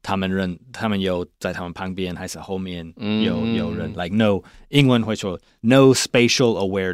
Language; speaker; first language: Chinese; non-native, fluent; English